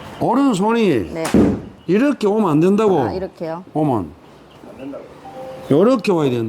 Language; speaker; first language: Korean; native; Korean